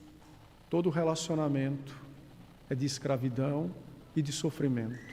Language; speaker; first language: Portuguese; native; Portuguese